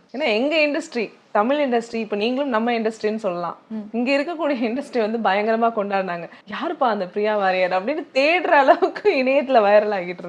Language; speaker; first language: Tamil; native; Tamil